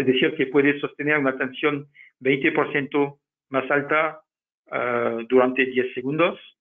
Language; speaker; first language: Spanish; non-native, fluent; French